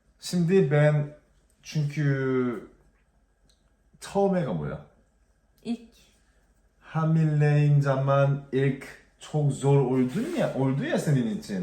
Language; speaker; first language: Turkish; non-native, learner; Korean